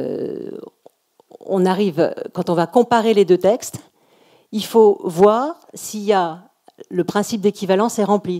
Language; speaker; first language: French; native; French